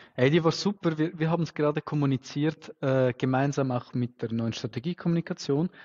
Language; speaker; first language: German; native; German